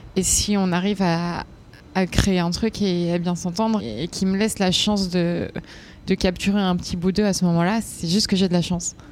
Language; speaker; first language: French; native; French